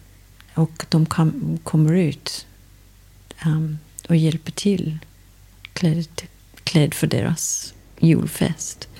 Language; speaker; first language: Swedish; non-native, fluent; English